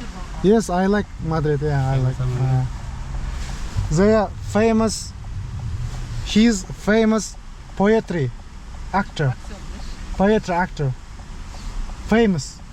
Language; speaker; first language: English; non-native, learner; Kazakh